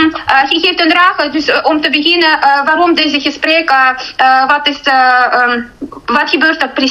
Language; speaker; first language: Dutch; non-native, learner; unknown